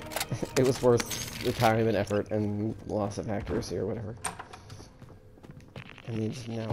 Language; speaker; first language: English; native; English